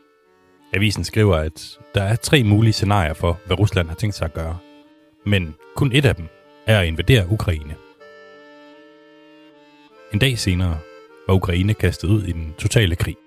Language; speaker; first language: Danish; native; Danish